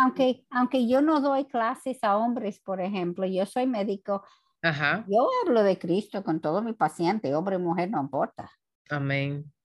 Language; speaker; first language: Spanish; non-native, fluent; English